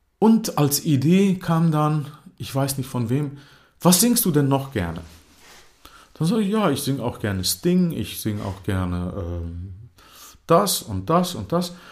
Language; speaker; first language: German; non-native, fluent; Croatian